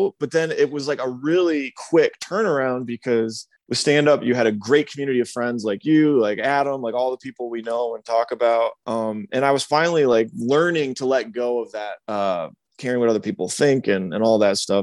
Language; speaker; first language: English; native; English